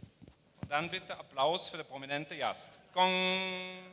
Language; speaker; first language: German; native; German